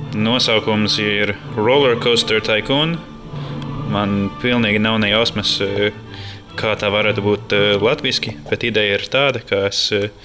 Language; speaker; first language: Latvian; non-native, fluent; English